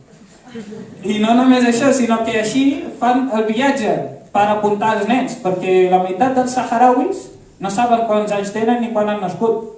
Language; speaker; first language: Catalan; early bilingual, other home language; Arabic